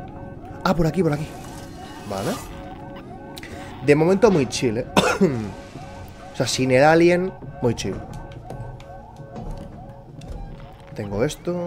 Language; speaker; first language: Spanish; native; Spanish